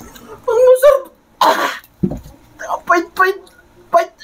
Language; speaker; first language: Filipino; native; Filipino